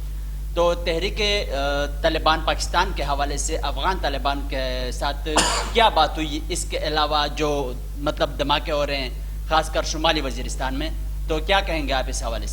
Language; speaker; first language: Urdu; non-native, local second language; Pashto